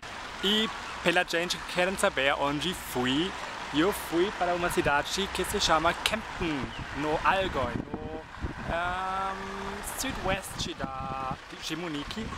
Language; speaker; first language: Portuguese; non-native, fluent; German